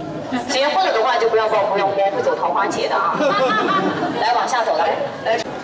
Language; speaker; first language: Chinese; native; Chinese